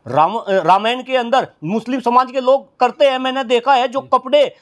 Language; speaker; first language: Hindi; native; Hindi